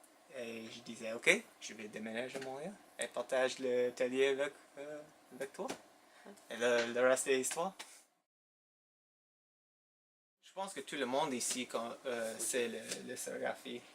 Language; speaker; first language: French; non-native, local second language; English